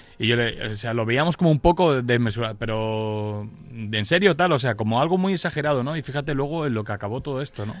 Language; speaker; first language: Spanish; native; Spanish